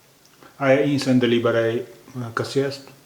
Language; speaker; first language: Persian; non-native, fluent; Urdu